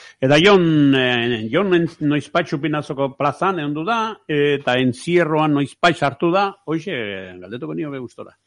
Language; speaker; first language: Basque; native; Basque